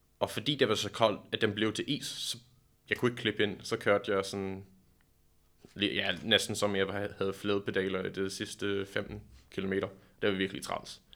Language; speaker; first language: Danish; non-native, fluent; English